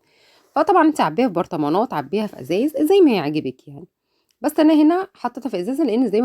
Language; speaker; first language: Arabic; native; Arabic